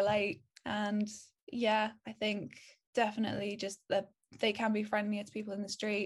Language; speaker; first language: English; native; English